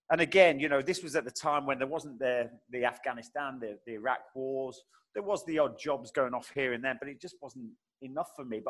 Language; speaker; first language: English; native; English